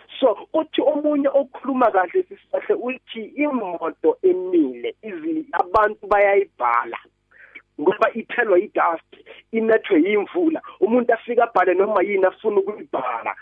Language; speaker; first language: Zulu; non-native, local second language; Southern Sotho